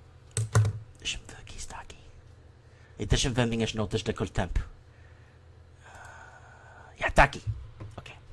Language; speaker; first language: Portuguese; non-native, learner; English